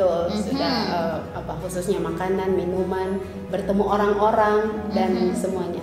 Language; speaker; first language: Indonesian; native; Indonesian